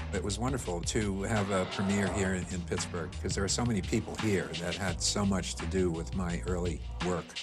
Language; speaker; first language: English; native; English